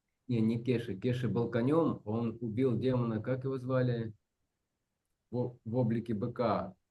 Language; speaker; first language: Russian; native; Russian